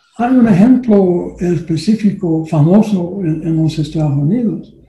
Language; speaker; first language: Spanish; non-native, learner; English